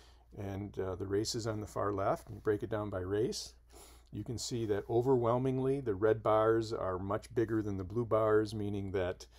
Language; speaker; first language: English; native; English